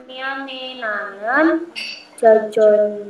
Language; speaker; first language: Korean; non-native, learner; Indonesian